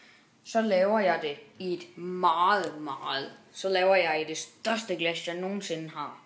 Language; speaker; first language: Danish; native; Danish